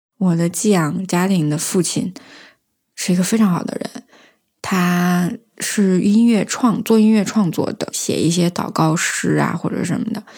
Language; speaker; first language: Chinese; native; Chinese